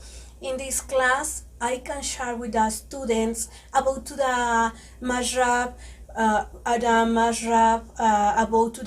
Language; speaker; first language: English; non-native, learner; Spanish